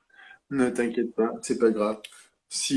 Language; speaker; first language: French; native; French